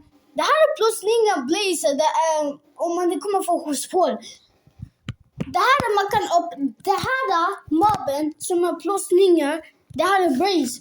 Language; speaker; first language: Swedish; non-native, local second language; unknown